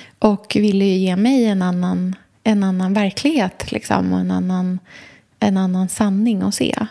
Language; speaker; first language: Swedish; native; Swedish